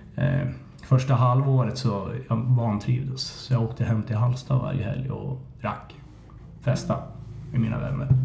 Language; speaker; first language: Swedish; native; Swedish